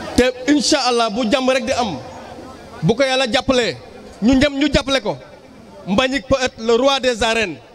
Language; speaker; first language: Wolof; non-native, local second language; Serer